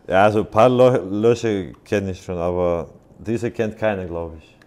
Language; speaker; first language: German; non-native, fluent; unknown